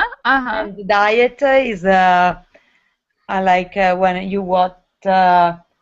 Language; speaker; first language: English; non-native, learner; Italian